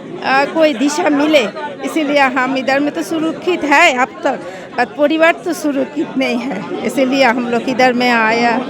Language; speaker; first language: Hindi; non-native, learner; Bangla